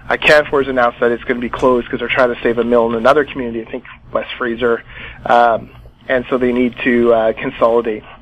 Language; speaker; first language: English; native; English